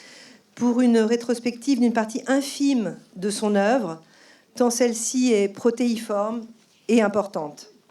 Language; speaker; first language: French; native; French